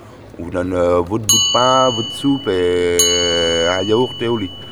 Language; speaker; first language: French; native; French